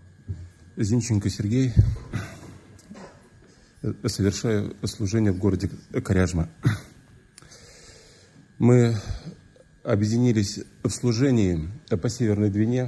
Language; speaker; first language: Russian; native; Russian